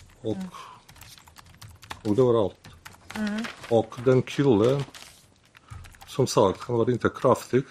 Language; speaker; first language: Swedish; non-native, learner; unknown